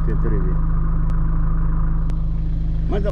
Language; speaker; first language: French; non-native, learner; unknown